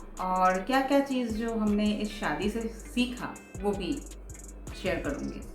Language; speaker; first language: Hindi; non-native, local second language; Bangla